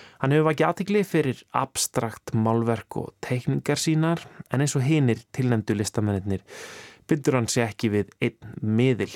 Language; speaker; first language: Icelandic; native; Icelandic